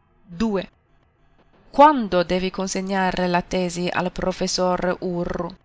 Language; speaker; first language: Italian; non-native, fluent; Chinese